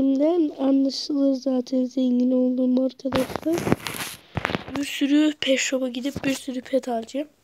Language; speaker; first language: Turkish; native; Turkish